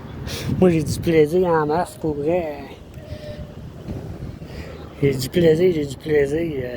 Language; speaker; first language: French; native; French